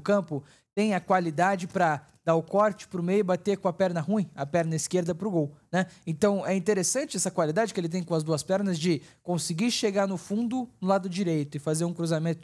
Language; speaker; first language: Portuguese; native; Portuguese